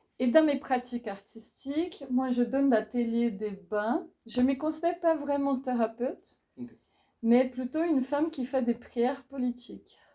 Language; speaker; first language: French; non-native, fluent; Portuguese